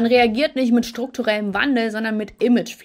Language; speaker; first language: German; native; German